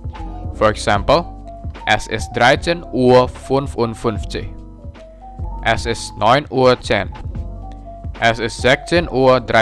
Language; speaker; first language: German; non-native, learner; Indonesian